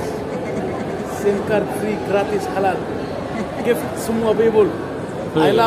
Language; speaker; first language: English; non-native, learner; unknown